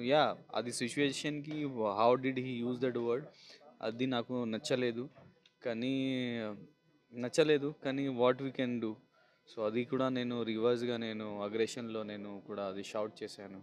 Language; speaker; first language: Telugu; non-native, local second language; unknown